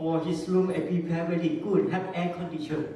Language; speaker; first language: English; non-native, learner; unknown